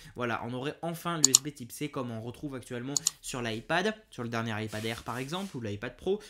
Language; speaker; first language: French; native; French